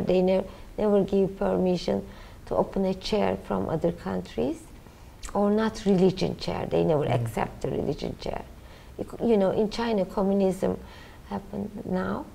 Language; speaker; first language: English; non-native, learner; Turkish